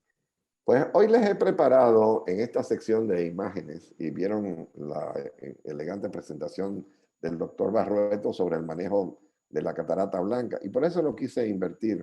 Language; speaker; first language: Spanish; native; Spanish